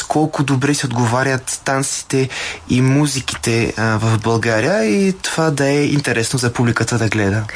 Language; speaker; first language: Bulgarian; non-native, fluent; French